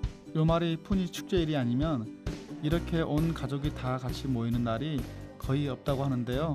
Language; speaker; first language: Korean; native; Korean